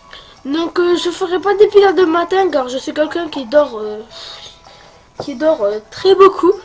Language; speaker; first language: French; native; French